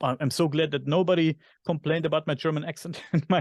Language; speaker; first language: English; non-native, fluent; German